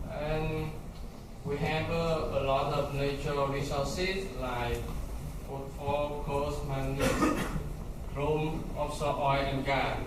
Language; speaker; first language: English; non-native, learner; Vietnamese